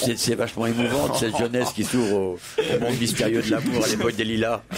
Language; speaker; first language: French; native; French